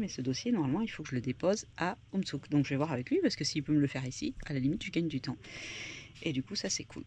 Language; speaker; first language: French; native; French